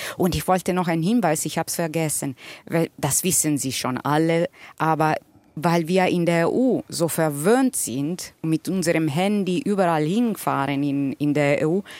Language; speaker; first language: German; non-native, fluent; Italian